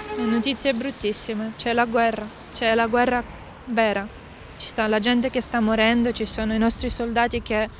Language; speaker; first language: Italian; non-native, fluent; Ukrainian